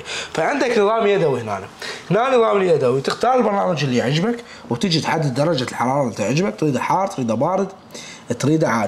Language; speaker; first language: Arabic; native; Arabic